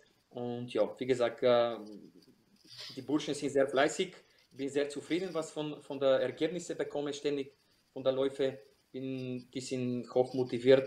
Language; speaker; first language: German; non-native, fluent; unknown